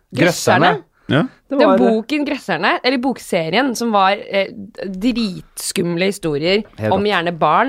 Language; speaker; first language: Norwegian; native; Norwegian